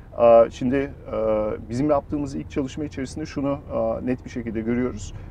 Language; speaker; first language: Turkish; early bilingual, heritage; Turkish